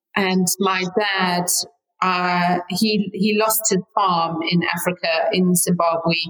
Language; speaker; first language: English; native; English